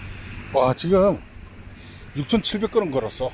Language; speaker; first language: Korean; native; Korean